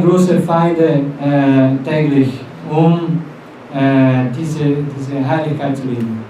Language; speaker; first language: German; non-native, fluent; Portuguese